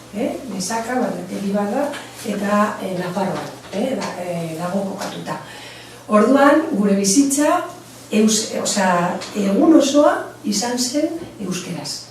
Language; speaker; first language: Basque; non-native, local second language; Spanish